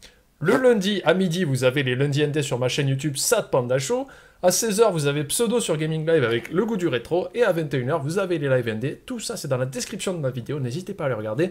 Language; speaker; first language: French; native; French